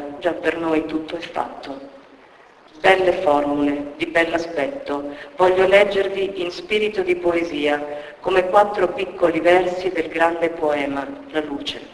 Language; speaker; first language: Italian; native; Italian